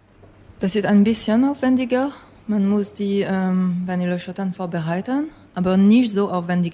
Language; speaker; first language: German; non-native, fluent; English